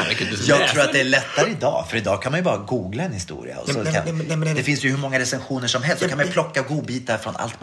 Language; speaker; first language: Swedish; native; Swedish